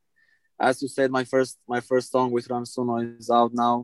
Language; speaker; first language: English; non-native, fluent; Albanian